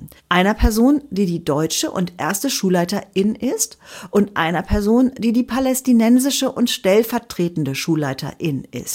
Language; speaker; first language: German; native; German